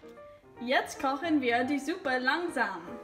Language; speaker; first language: German; non-native, learner; English